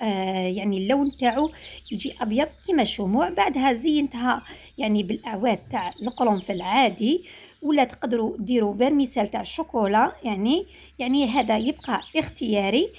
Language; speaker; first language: Arabic; native; Arabic